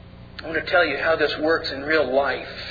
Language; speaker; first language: English; native; English